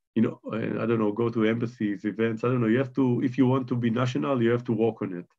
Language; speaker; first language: English; non-native, fluent; Hebrew